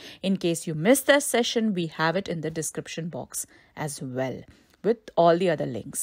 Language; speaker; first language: English; non-native, local second language; Hindi